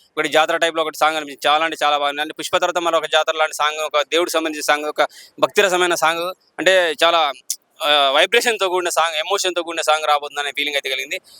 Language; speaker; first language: Telugu; native; Telugu